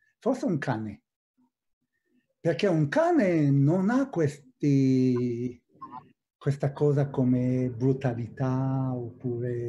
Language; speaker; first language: Italian; non-native, fluent; Hebrew